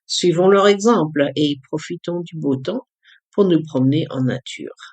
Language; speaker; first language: French; early bilingual, other home language; English